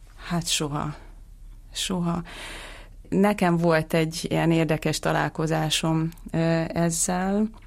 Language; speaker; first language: Hungarian; native; Hungarian